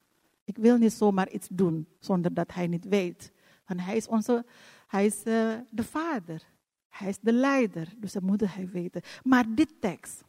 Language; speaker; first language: Dutch; non-native, fluent; Indonesian